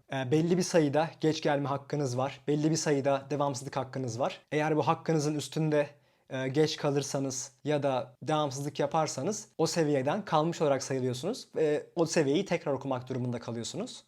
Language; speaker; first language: Turkish; native; Turkish